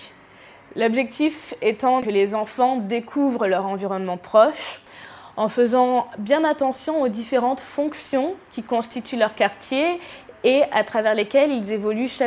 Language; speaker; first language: French; native; French